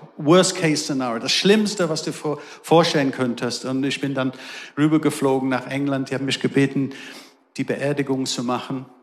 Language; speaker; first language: German; non-native, fluent; English